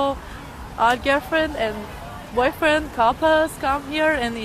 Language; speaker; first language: English; non-native, learner; Persian